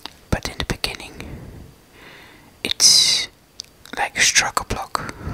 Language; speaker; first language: English; non-native, learner; Dutch